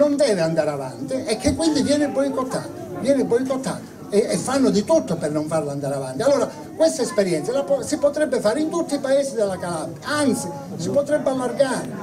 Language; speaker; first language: Italian; native; Italian